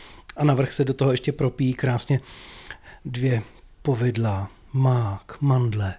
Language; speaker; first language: Czech; native; Czech